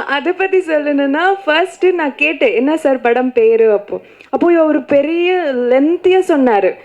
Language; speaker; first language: Tamil; non-native, local second language; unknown